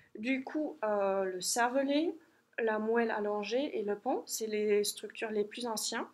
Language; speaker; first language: French; non-native, fluent; German